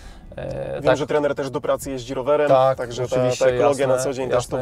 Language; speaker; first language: Polish; native; Polish